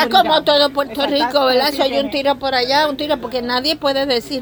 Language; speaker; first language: Spanish; native; Spanish